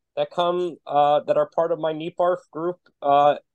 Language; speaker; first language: English; native; English